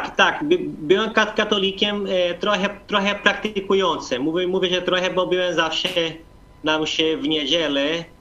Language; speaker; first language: Polish; non-native, fluent; Portuguese